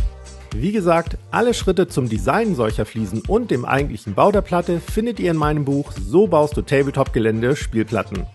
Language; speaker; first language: German; native; German